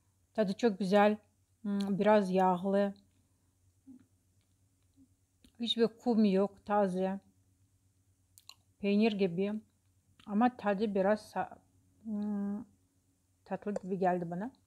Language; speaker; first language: Turkish; non-native, learner; Russian